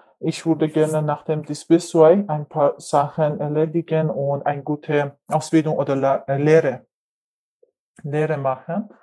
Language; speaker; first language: German; non-native, learner; Persian